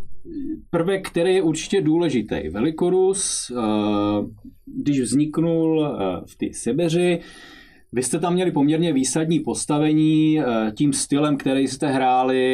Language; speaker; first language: Czech; native; Czech